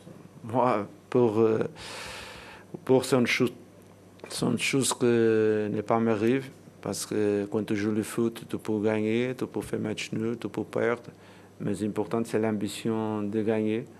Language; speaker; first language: French; non-native, learner; Portuguese